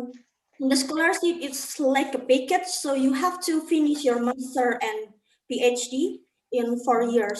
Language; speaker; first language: English; non-native, learner; Indonesian